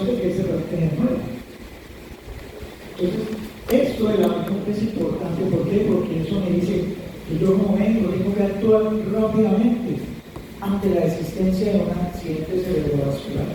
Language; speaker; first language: Spanish; native; Spanish